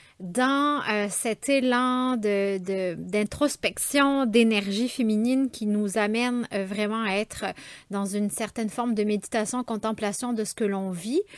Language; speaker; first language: French; native; French